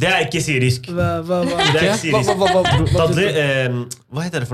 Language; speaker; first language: Norwegian; non-native, fluent; Arabic